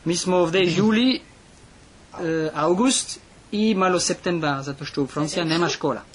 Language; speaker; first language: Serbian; non-native, learner; French